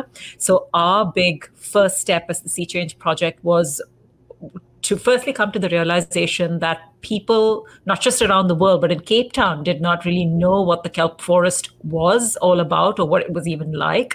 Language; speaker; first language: English; native; English